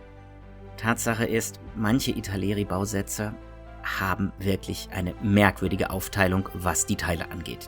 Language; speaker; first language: German; native; German